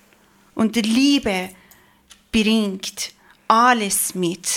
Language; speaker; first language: German; non-native, learner; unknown